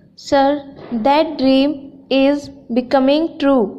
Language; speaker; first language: English; non-native, local second language; Hindi